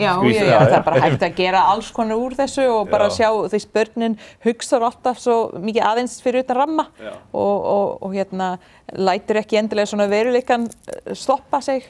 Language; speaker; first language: Icelandic; non-native, learner; English